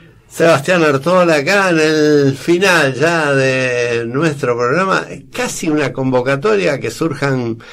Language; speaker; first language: Spanish; native; Spanish